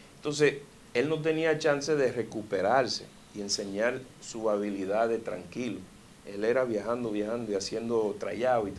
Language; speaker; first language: Spanish; early bilingual, heritage; Spanish